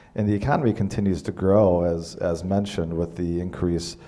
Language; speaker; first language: English; native; English